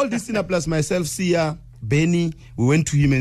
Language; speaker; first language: English; non-native, local second language; Tswana